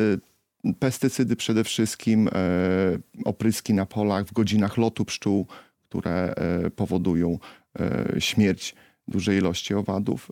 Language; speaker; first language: Polish; native; Polish